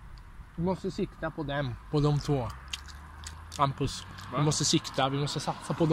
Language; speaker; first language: Swedish; non-native, fluent; Italian